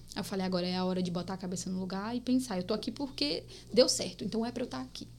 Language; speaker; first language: Portuguese; native; Portuguese